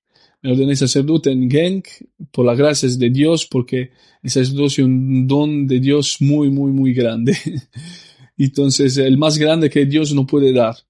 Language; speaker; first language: Spanish; non-native, fluent; Italian